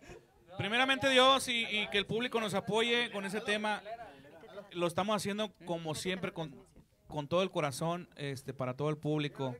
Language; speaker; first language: Spanish; native; Spanish